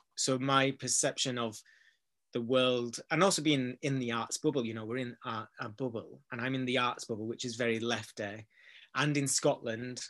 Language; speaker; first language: English; native; English